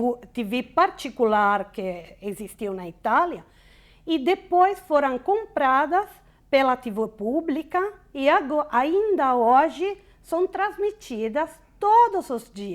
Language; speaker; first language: Portuguese; non-native, fluent; Italian